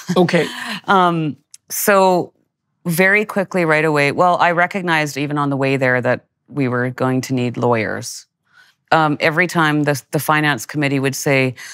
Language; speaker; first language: English; native; English